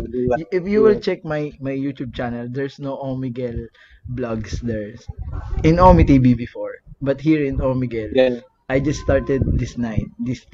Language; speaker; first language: English; non-native, learner; Filipino